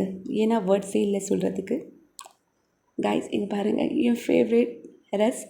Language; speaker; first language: Tamil; non-native, local second language; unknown